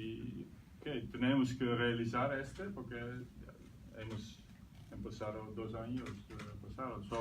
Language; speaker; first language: Spanish; non-native, learner; Dutch